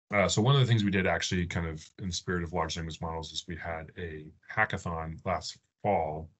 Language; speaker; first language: English; native; English